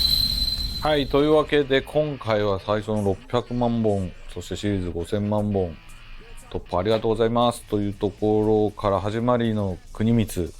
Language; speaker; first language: Japanese; native; Japanese